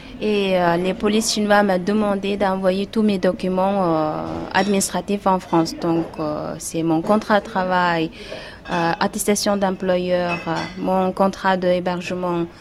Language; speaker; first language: French; non-native, fluent; Uyghur